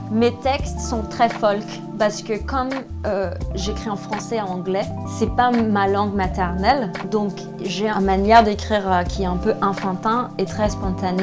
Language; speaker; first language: French; non-native, fluent; Danish